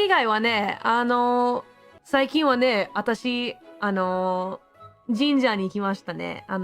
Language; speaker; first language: Japanese; non-native, learner; English